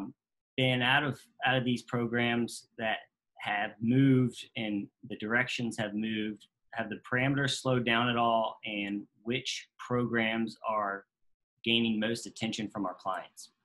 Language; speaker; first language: English; native; English